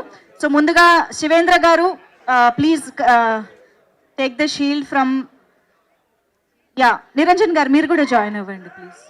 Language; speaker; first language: Telugu; native; Telugu